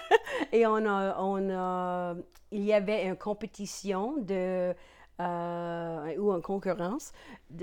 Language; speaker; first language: French; non-native, local second language; English